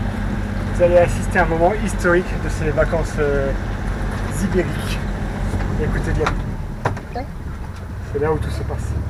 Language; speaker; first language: French; native; French